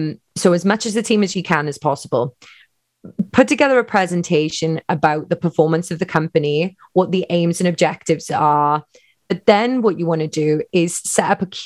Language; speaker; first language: English; native; English